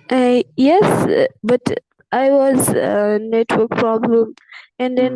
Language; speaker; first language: English; non-native, learner; Urdu